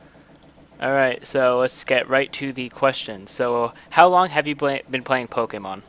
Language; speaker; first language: English; native; English